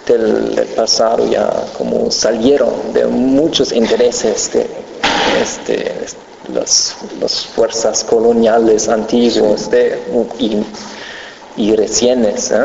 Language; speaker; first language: Spanish; non-native, fluent; German